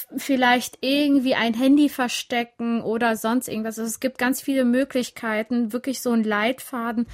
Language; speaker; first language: German; early bilingual, other home language; Albanian